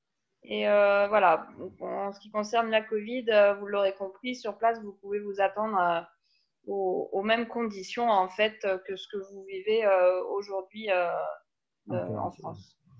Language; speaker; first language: French; native; French